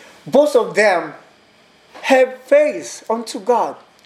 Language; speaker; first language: English; non-native, learner; Korean